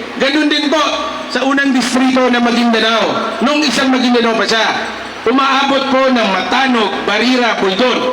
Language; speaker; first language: Filipino; non-native, local second language; Maguindanaon